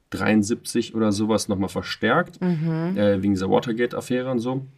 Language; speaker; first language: German; non-native, fluent; Russian